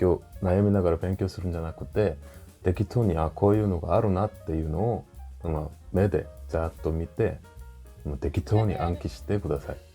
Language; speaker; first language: Japanese; non-native, fluent; Korean